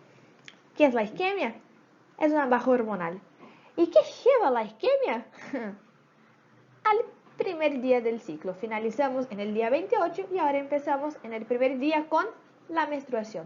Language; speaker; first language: Spanish; native; Spanish